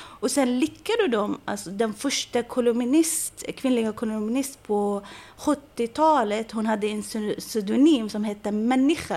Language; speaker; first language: Swedish; non-native, fluent; Arabic